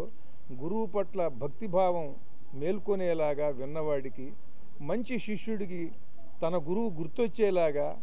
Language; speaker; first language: Telugu; native; Telugu